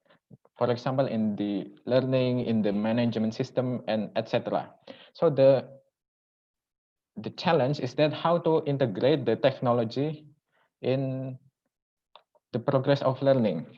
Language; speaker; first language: English; non-native, local second language; Indonesian